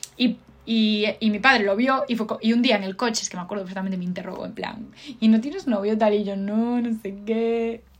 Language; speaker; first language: Spanish; native; Spanish